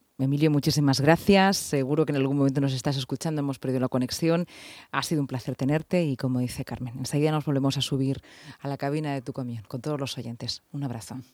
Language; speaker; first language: Spanish; native; Spanish